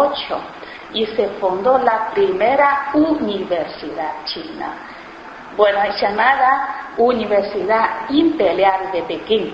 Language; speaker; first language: Spanish; non-native, fluent; Chinese